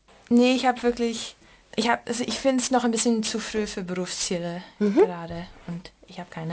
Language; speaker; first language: German; non-native, fluent; English